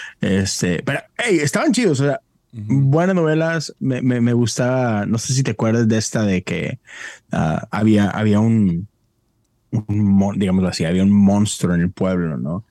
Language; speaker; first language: Spanish; native; Spanish